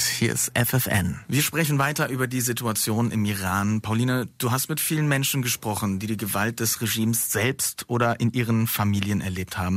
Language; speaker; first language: German; native; German